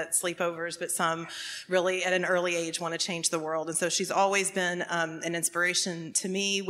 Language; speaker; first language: English; native; English